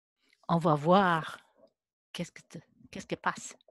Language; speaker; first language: French; non-native, learner; English